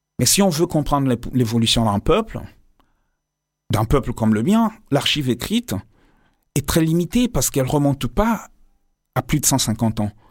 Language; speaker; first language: French; non-native, local second language; Lingala